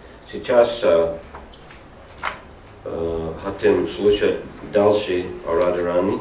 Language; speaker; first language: Russian; non-native, learner; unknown